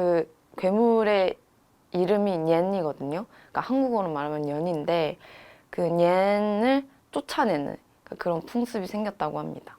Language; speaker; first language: Korean; non-native, fluent; Chinese